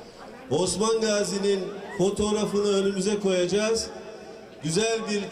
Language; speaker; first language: Turkish; native; Turkish